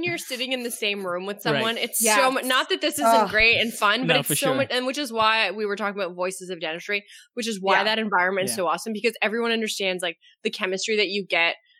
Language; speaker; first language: English; native; English